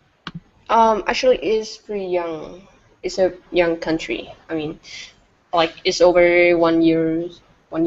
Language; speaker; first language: English; non-native, fluent; Vietnamese